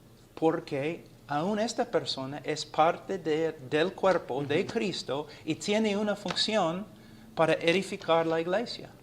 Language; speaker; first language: Spanish; non-native, fluent; English